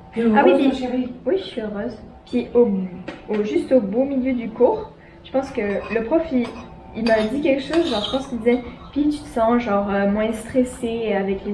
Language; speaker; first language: French; native; French